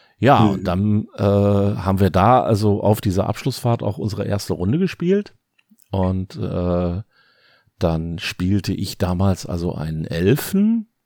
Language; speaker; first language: German; native; German